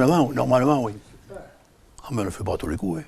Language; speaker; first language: French; native; French